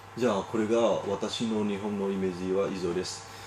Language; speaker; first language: Japanese; non-native, learner; Vietnamese